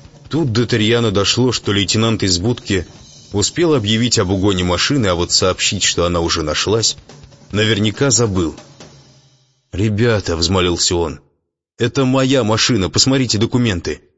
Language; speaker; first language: Russian; native; Russian